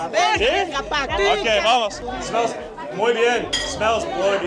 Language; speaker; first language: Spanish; non-native, learner; English